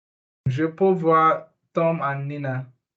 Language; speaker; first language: French; non-native, learner; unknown